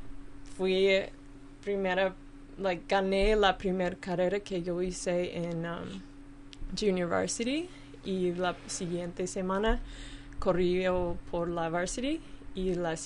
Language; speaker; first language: Spanish; non-native, learner; English